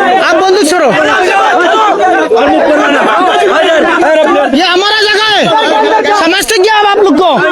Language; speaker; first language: Hindi; non-native, learner; Bangla